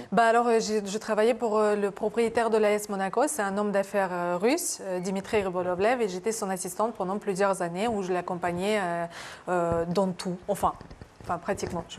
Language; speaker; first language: French; non-native, fluent; Russian